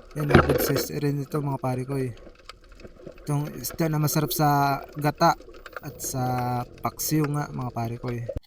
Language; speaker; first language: Filipino; non-native, local second language; Bikol